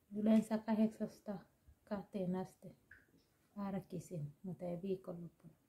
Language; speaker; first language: Finnish; non-native, learner; Thai